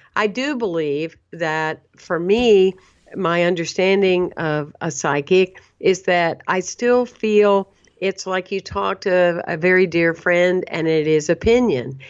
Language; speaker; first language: English; native; English